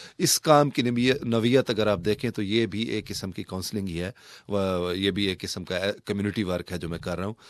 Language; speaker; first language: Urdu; non-native, local second language; Saraiki